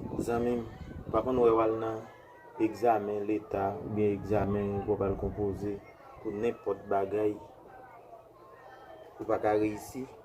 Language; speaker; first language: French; non-native, learner; Haitian Creole